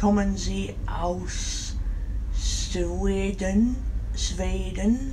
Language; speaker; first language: German; non-native, learner; English